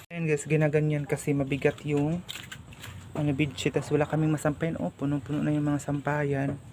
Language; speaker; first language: Filipino; non-native, local second language; Cebuano